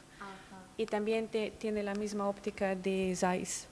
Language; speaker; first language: Spanish; non-native, fluent; Russian